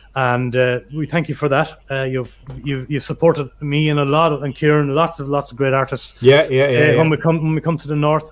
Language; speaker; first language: English; native; English